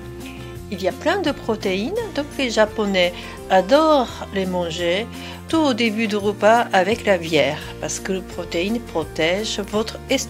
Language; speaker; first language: French; non-native, fluent; Japanese